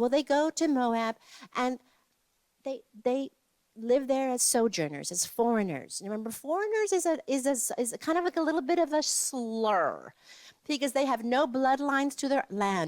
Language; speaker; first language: English; native; English